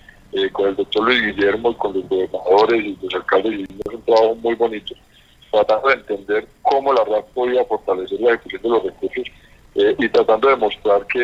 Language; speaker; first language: Spanish; native; Spanish